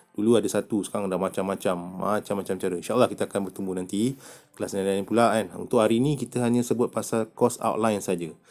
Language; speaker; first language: Malay; native; Malay